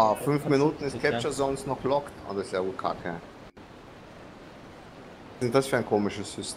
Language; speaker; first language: German; native; German